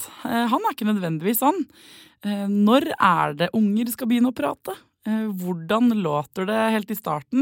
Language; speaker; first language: Norwegian; native; Norwegian